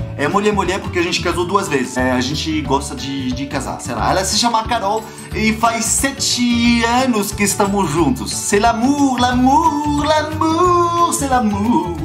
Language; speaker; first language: Portuguese; non-native, fluent; French